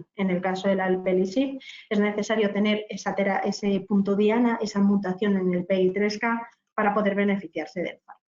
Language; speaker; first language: Spanish; native; Spanish